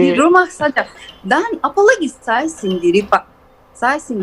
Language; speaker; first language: Indonesian; non-native, learner; Turkish